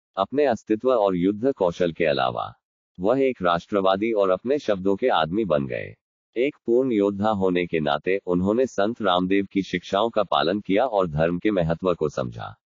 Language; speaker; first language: Hindi; non-native, local second language; Marathi